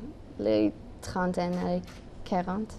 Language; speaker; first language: French; non-native, local second language; English